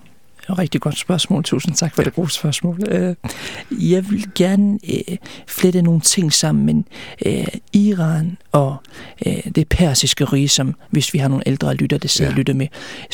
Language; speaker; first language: Danish; early bilingual, other home language; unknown